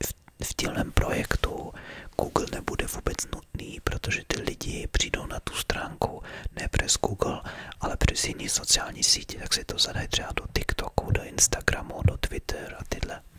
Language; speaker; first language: Czech; early bilingual, heritage; Czech